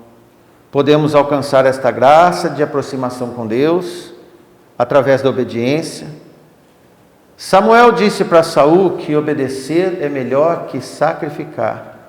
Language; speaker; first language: Portuguese; native; Portuguese